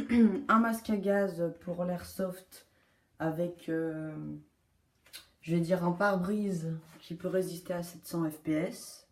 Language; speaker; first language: French; native; French